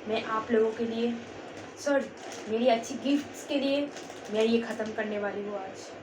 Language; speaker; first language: Hindi; non-native, local second language; Bangla